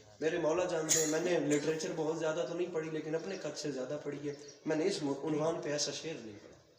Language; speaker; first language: Urdu; non-native, local second language; Punjabi